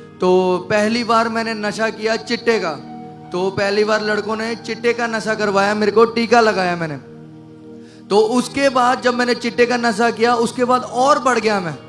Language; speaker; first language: Hindi; early bilingual, other home language; Nepali